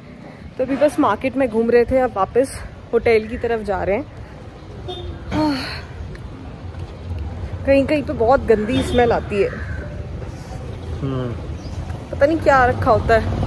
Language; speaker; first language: Hindi; native; Hindi